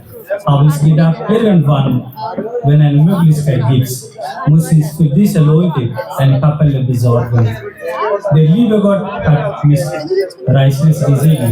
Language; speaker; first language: German; non-native, fluent; Telugu